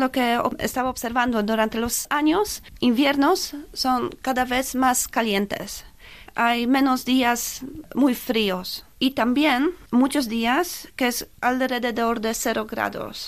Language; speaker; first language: Spanish; non-native, fluent; Polish